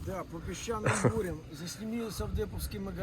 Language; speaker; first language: Russian; native; Russian